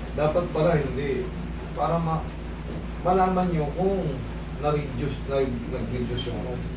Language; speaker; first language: Filipino; native; Filipino